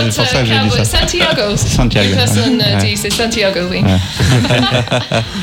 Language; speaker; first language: French; non-native, learner; English